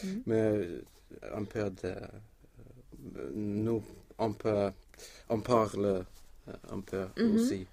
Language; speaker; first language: French; non-native, learner; Swedish